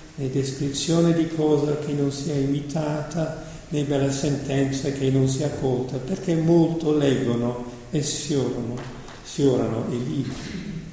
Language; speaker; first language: Italian; non-native, fluent; English